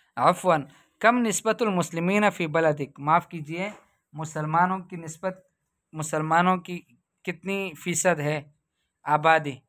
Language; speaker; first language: Urdu; native; Urdu